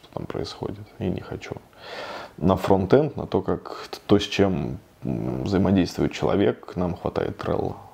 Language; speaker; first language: Russian; native; Russian